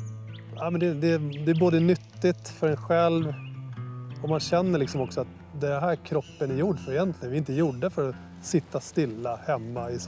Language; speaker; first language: Swedish; native; Swedish